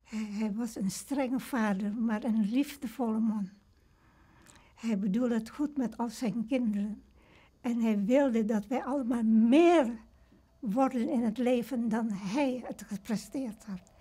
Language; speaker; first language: Dutch; early bilingual, other home language; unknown